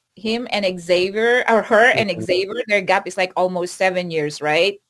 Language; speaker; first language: English; non-native, local second language; Filipino